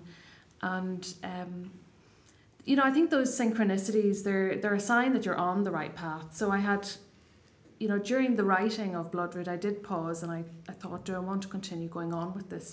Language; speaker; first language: English; non-native, local second language; Irish